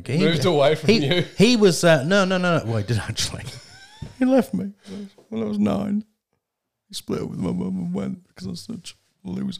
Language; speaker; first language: English; native; English